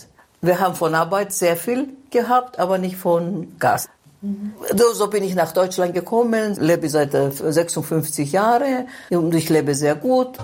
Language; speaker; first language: German; non-native, fluent; Greek